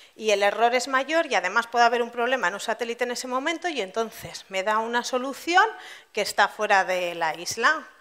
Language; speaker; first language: Spanish; native; Spanish